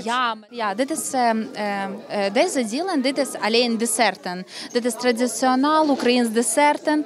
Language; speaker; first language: Dutch; non-native, learner; Ukrainian